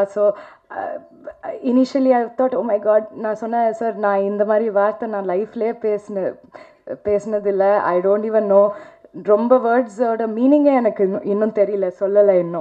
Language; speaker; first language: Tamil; non-native, fluent; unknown